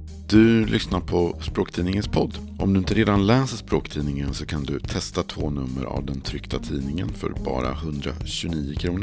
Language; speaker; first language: Swedish; native; Swedish